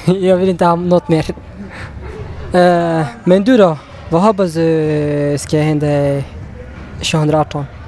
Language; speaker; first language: Swedish; non-native, fluent; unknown